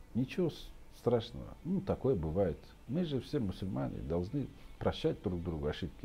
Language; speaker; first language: Russian; non-native, local second language; Kazakh